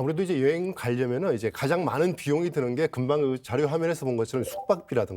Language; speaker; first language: Korean; native; Korean